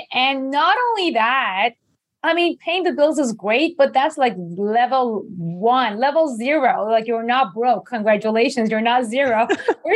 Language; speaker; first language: English; non-native, fluent; Persian